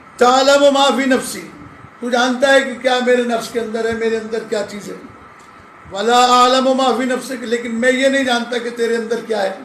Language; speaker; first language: Urdu; non-native, local second language; Sindhi